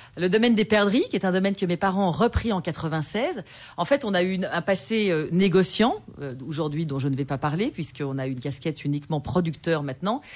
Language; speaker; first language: French; native; French